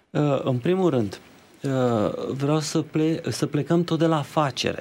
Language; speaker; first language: Romanian; native; Romanian